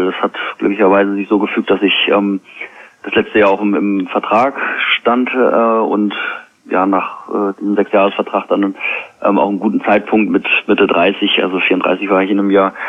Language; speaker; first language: German; native; German